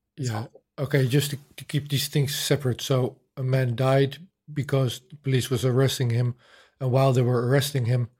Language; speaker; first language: English; non-native, fluent; Dutch